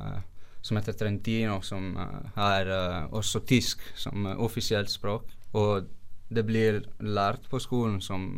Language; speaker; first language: Norwegian; non-native, fluent; Italian